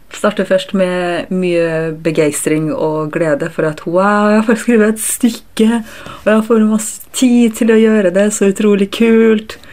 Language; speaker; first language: Norwegian; early bilingual, other home language; Russian